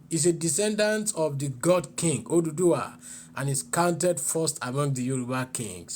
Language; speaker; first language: English; non-native, local second language; Yoruba